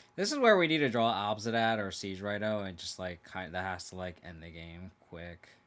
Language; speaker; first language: English; native; English